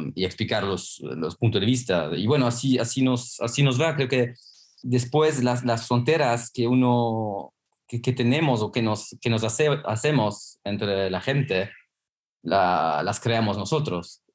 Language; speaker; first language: Spanish; non-native, fluent; Luxembourgish